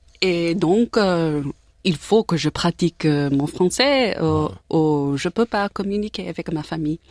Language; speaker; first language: French; non-native, learner; English